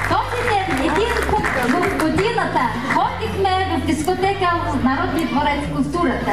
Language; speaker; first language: Bulgarian; non-native, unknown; Mongolian